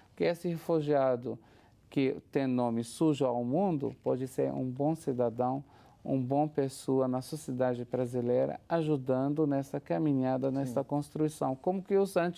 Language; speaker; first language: Portuguese; non-native, fluent; Arabic